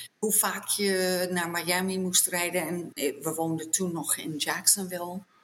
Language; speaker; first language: Dutch; native; Dutch